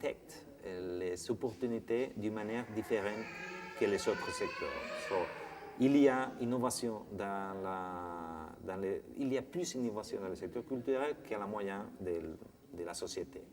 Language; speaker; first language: French; non-native, fluent; Spanish